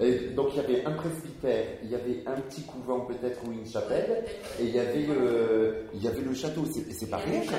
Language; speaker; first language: French; native; French